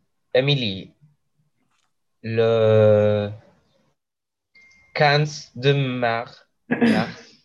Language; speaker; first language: French; non-native, learner; Spanish